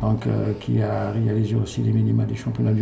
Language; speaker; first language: French; non-native, local second language; Arabic